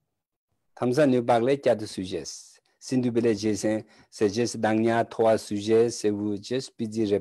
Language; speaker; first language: French; non-native, learner; Tibetan